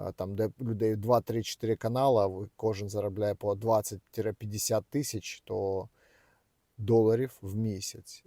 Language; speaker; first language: Ukrainian; non-native, local second language; Russian